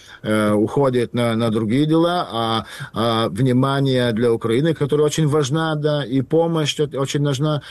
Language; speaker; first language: Russian; non-native, fluent; Lithuanian